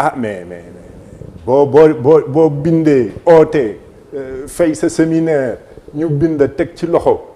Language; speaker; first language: Wolof; native; Wolof